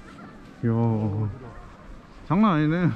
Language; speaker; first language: Korean; native; Korean